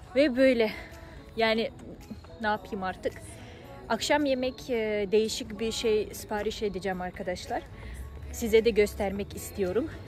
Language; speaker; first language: Turkish; native; Turkish